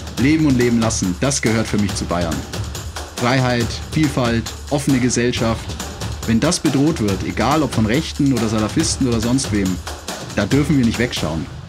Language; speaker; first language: German; native; German